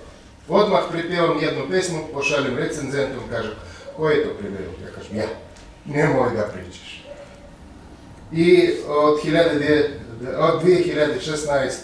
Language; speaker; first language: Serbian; non-native, fluent; Russian